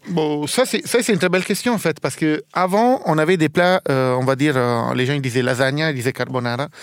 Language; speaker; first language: French; non-native, fluent; Italian